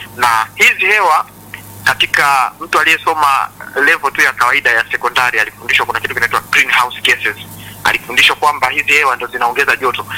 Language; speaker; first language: Swahili; native; Swahili